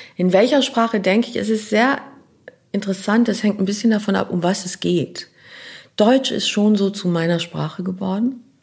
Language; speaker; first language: German; non-native, local second language; French